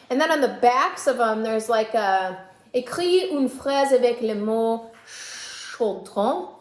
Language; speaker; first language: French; non-native, learner; English